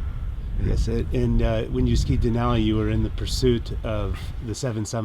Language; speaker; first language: English; native; English